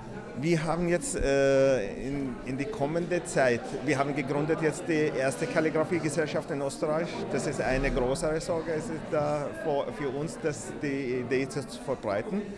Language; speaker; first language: German; non-native, fluent; Arabic